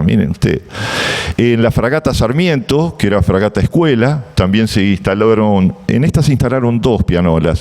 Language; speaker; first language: Spanish; native; Spanish